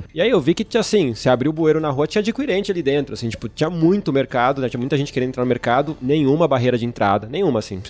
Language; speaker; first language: Portuguese; native; Portuguese